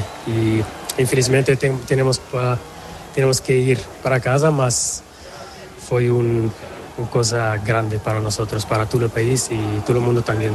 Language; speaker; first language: Spanish; non-native, learner; Portuguese